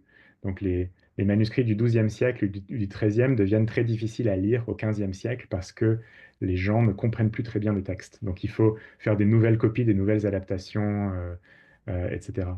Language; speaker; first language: French; native; French